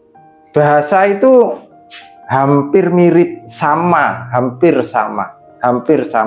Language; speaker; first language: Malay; non-native, local second language; Javanese